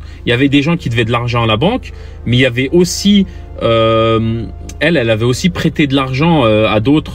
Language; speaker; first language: French; native; French